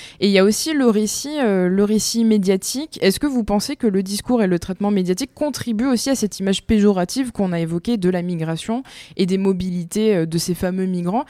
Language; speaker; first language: French; native; French